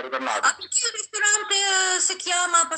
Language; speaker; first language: Italian; non-native, learner; Russian